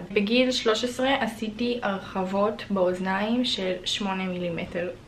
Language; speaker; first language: Hebrew; early bilingual, other home language; Russian